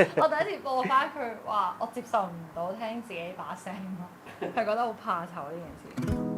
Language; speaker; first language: Cantonese; native; Cantonese